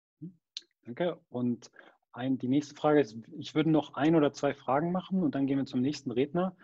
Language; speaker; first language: German; native; German